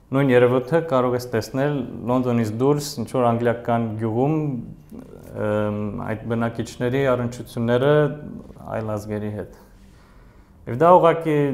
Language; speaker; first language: Armenian; early bilingual, heritage; Armenian